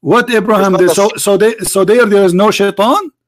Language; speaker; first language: English; non-native, fluent; Arabic